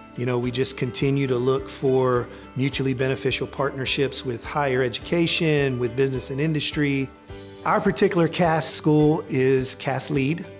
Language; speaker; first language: English; native; English